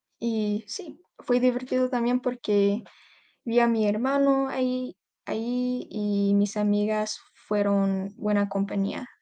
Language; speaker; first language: Spanish; non-native, learner; English